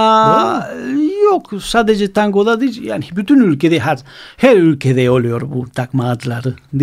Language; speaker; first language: Turkish; non-native, fluent; Spanish